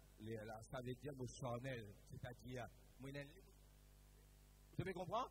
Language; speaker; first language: French; non-native, local second language; Morisyen